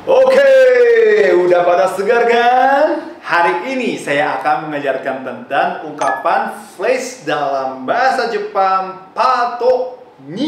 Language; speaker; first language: Indonesian; non-native, fluent; Japanese